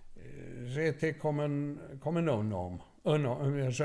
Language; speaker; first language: French; non-native, learner; Swedish